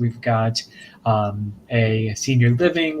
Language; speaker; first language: English; native; English